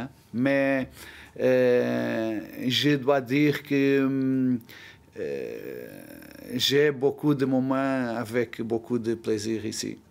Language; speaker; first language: French; non-native, learner; Portuguese